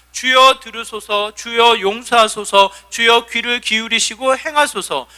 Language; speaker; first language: Korean; native; Korean